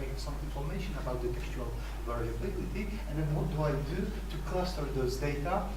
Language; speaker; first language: English; non-native, fluent; Polish